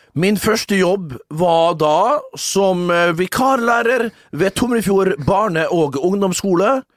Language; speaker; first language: Norwegian; native; Norwegian